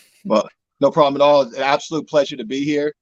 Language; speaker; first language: English; native; English